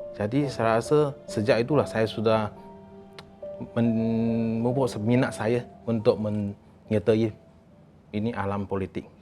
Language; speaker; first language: Malay; non-native, local second language; Chinese